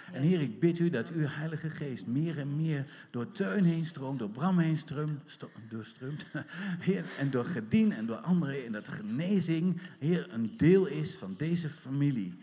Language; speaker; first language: Dutch; native; Dutch